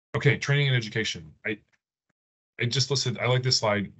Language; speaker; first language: English; native; English